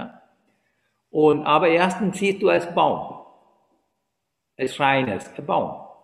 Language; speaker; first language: German; non-native, learner; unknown